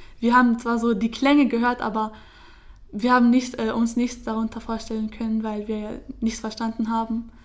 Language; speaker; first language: German; early bilingual, other home language; Kurdish